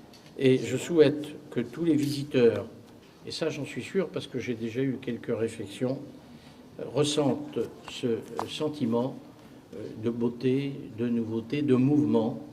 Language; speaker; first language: French; native; French